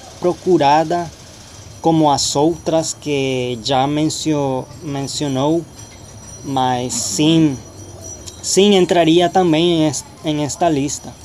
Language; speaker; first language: Portuguese; non-native, learner; Spanish